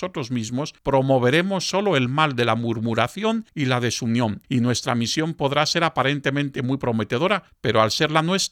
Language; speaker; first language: Spanish; native; Spanish